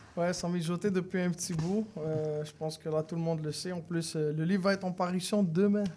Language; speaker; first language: French; non-native, local second language; Arabic